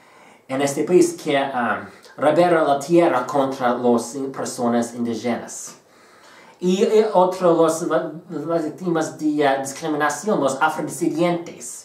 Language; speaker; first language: Spanish; non-native, learner; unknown